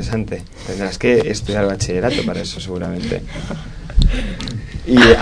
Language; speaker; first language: Spanish; native; Spanish